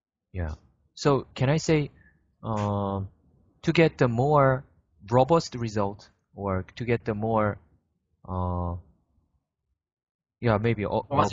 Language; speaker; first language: English; non-native, learner; Korean